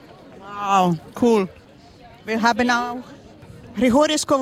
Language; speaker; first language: German; non-native, learner; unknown